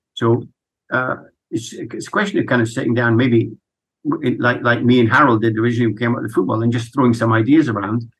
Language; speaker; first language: English; native; English